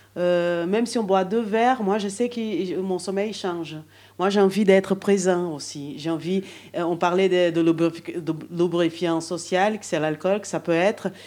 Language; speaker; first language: French; non-native, fluent; Portuguese